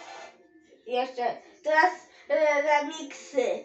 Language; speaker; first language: Polish; non-native, learner; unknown